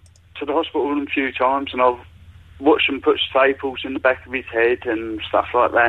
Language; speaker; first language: English; native; English